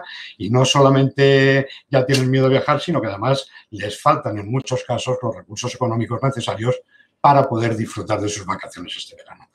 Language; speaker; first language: Spanish; native; Spanish